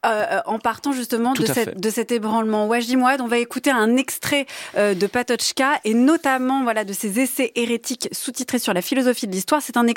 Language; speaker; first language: French; native; French